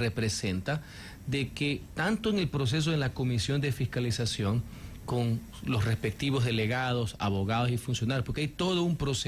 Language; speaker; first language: Spanish; native; Spanish